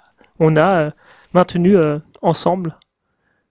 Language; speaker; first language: French; native; French